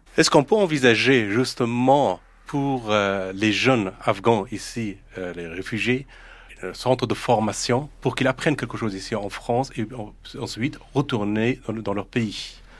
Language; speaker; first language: French; non-native, fluent; Persian